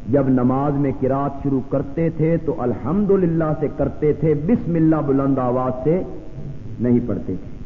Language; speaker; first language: Urdu; non-native, local second language; Punjabi